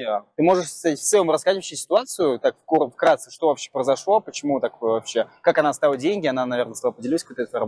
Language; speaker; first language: Russian; native; Russian